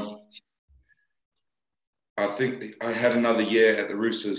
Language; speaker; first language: English; native; English